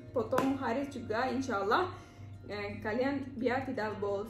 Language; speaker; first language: Indonesian; non-native, learner; Turkish